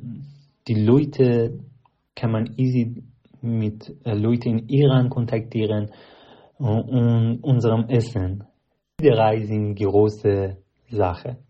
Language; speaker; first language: German; non-native, learner; Persian